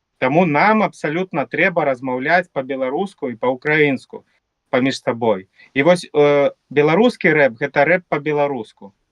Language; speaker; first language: Belarusian; non-native, local second language; Russian